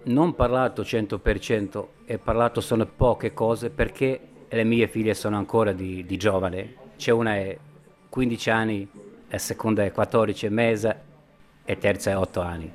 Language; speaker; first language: Italian; non-native, learner; Bosnian